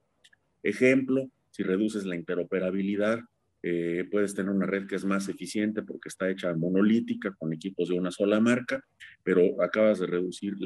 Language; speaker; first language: Spanish; native; Spanish